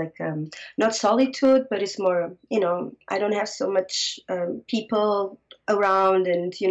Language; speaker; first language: English; non-native, fluent; Portuguese